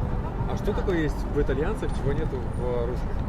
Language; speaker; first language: Russian; native; Russian